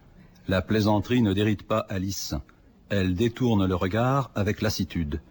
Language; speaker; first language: French; native; French